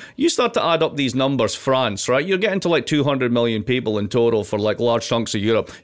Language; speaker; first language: English; native; English